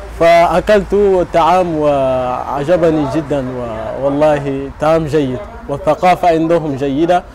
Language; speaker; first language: Arabic; non-native, learner; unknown